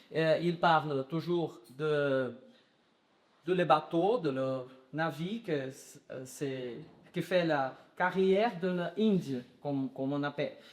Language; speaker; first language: French; non-native, learner; Portuguese